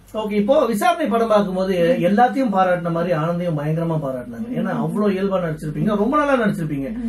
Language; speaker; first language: Tamil; native; Tamil